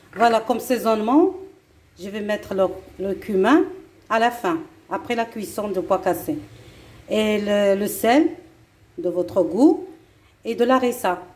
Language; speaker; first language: French; non-native, local second language; Arabic